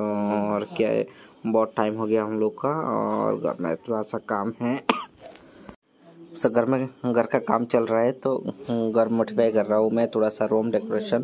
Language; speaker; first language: Hindi; non-native, local second language; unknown